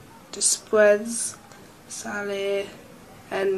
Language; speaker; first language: Spanish; non-native, learner; English